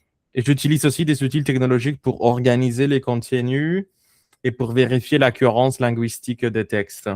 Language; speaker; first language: French; non-native, fluent; Spanish